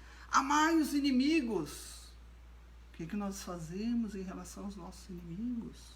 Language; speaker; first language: Portuguese; native; Portuguese